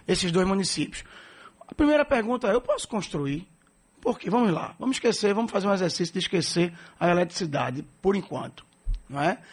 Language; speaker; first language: Portuguese; native; Portuguese